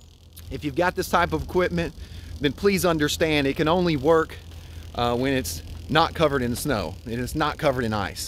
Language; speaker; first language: English; native; English